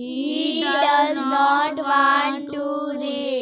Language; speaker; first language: English; non-native, learner; Hindi